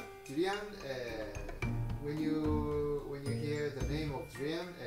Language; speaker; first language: English; non-native, fluent; Japanese